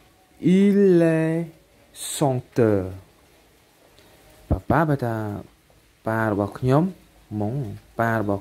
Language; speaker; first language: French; non-native, learner; Khmer